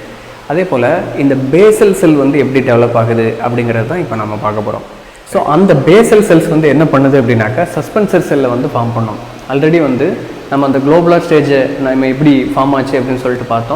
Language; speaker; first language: Tamil; native; Tamil